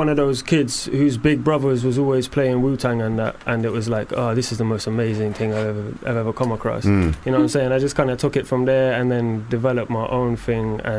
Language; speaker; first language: English; native; English